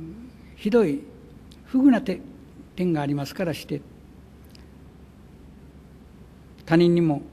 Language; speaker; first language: Japanese; native; Japanese